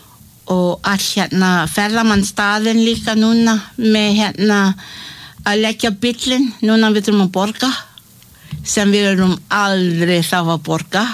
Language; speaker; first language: Icelandic; non-native, learner; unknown